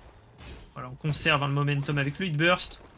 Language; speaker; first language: French; native; French